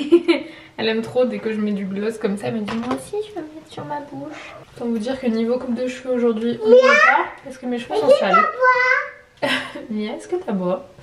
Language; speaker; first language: French; native; French